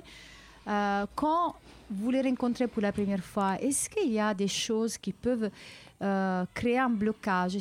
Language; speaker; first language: French; native; French